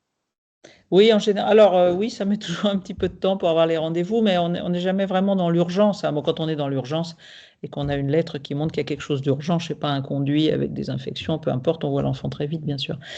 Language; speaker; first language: French; native; French